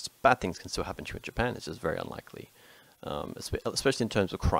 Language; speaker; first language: English; native; English